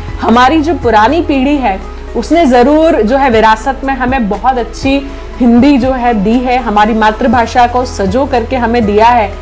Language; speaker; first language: Hindi; native; Hindi